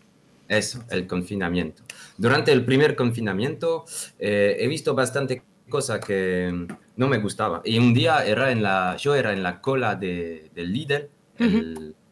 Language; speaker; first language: Spanish; non-native, learner; French